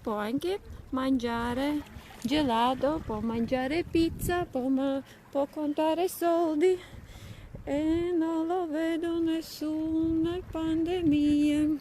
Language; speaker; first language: Italian; non-native, learner; Latvian